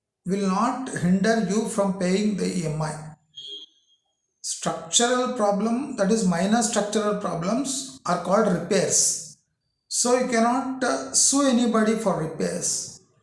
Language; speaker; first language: English; non-native, local second language; Telugu